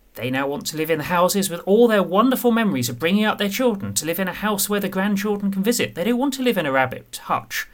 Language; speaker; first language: English; native; English